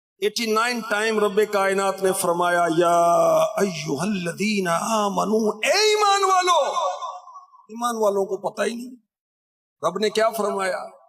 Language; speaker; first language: Urdu; non-native, local second language; Punjabi